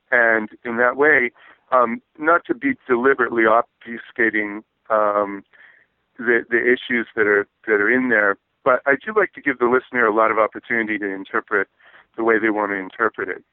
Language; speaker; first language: English; native; English